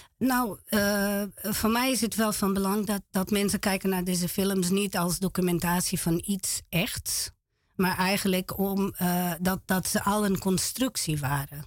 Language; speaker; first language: Dutch; non-native, fluent; Portuguese